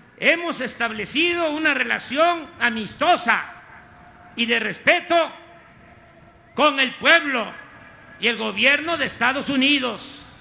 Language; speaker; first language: Spanish; native; Spanish